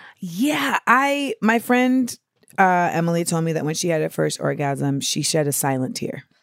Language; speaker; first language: English; native; English